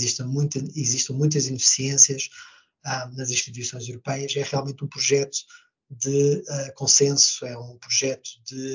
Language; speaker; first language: Portuguese; native; Portuguese